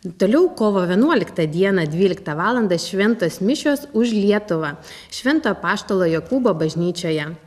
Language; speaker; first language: Lithuanian; native; Lithuanian